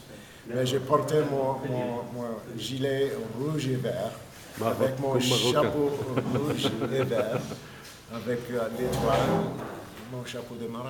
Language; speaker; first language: French; non-native, fluent; English